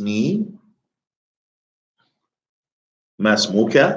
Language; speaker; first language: Arabic; non-native, fluent; English